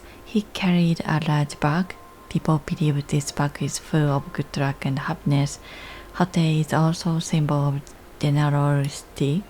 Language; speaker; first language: English; non-native, learner; Japanese